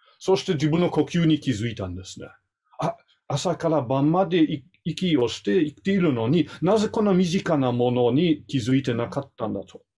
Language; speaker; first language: Japanese; non-native, fluent; German